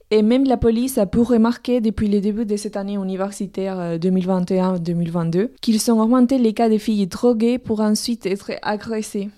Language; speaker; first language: French; non-native, fluent; Spanish